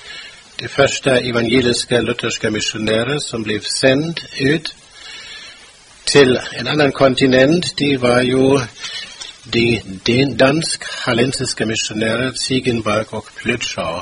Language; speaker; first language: Swedish; non-native, fluent; German